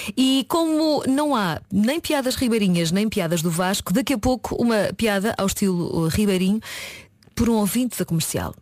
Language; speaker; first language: Portuguese; native; Portuguese